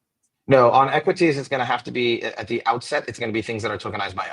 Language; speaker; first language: English; native; English